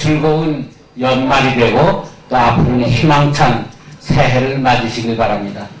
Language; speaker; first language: Korean; native; Korean